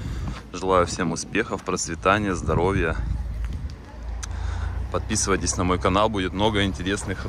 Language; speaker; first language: Russian; native; Russian